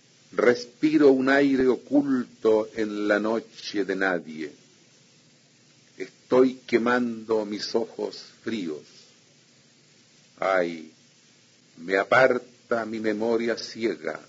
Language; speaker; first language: Spanish; native; Spanish